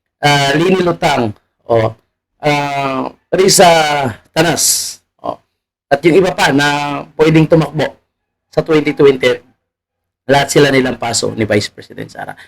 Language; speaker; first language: Filipino; native; Filipino